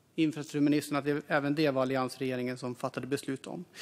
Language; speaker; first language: Swedish; native; Swedish